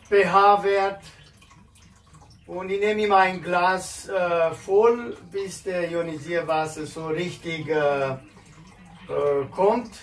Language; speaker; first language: German; non-native, fluent; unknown